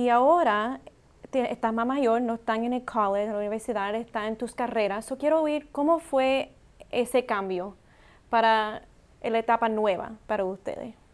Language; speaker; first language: Spanish; non-native, learner; English